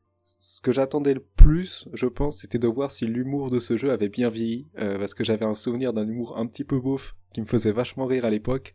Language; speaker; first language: French; native; French